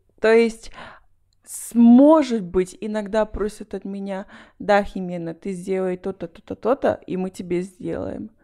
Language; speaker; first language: Russian; non-native, fluent; Spanish